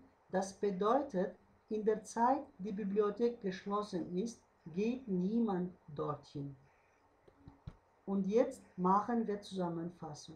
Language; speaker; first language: German; non-native, fluent; Uzbek